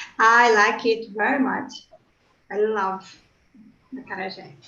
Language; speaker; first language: English; non-native, learner; Portuguese